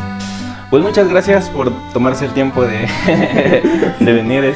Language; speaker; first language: Spanish; native; Spanish